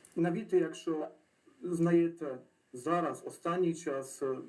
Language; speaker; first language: Ukrainian; non-native, learner; Polish